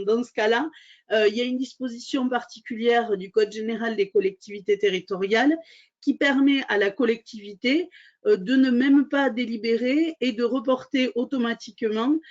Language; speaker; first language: French; native; French